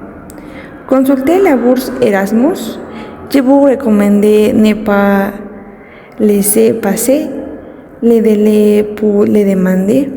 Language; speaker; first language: French; non-native, learner; Spanish